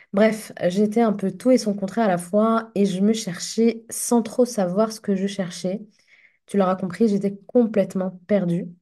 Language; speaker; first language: French; non-native, local second language; Arabic